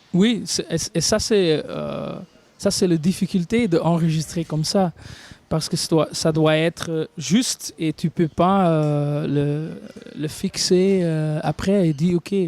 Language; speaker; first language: French; non-native, local second language; Dutch